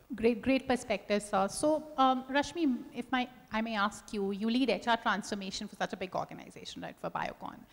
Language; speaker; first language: English; non-native, local second language; Hindi